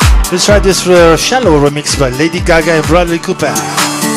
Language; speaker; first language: English; non-native, fluent; Italian